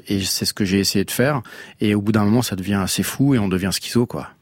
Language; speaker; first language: French; native; French